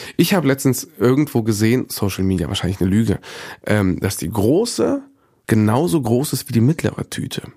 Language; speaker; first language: German; early bilingual, other home language; Bosnian